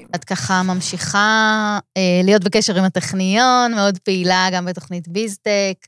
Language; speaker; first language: Hebrew; native; Hebrew